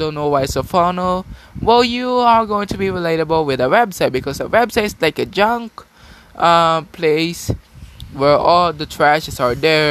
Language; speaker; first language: English; non-native, local second language; Filipino